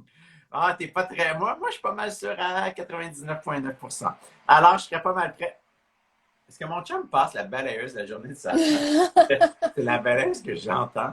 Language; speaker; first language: French; native; French